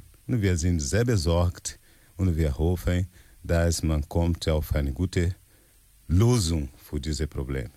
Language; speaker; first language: German; non-native, learner; Portuguese